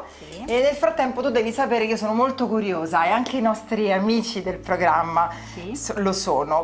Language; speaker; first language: Italian; native; Italian